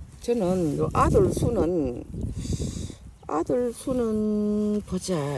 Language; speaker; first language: Korean; native; Korean